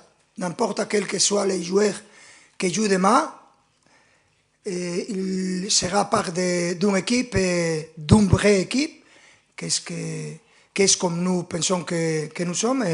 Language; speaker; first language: French; non-native, fluent; Spanish